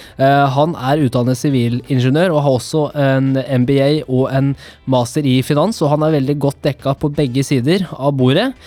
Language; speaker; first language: Norwegian; native; Norwegian